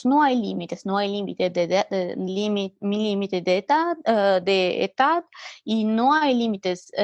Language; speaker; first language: Spanish; non-native, fluent; Italian